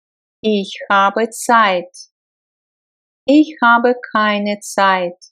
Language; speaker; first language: German; non-native, fluent; Russian